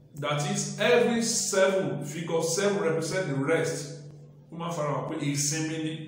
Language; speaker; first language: English; non-native, local second language; Yoruba